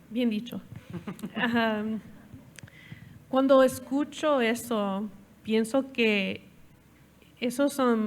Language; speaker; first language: Spanish; non-native, learner; English